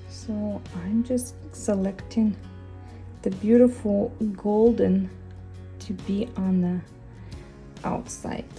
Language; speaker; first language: English; non-native, fluent; Russian